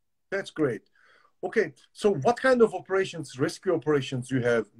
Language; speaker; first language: English; non-native, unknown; Turkish